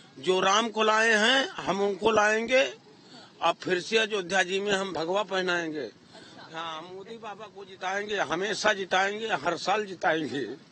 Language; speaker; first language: Hindi; native; Hindi